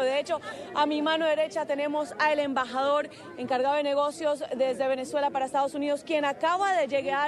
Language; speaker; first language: Spanish; native; Spanish